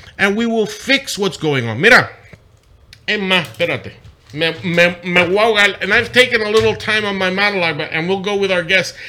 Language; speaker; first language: English; non-native, local second language; Spanish